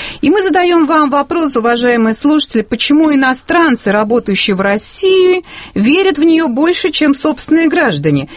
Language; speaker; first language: Russian; native; Russian